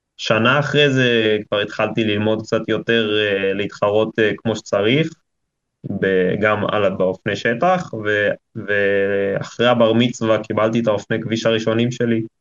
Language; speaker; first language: Hebrew; native; Hebrew